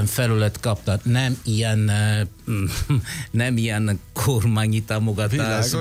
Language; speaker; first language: Hungarian; non-native, fluent; Italian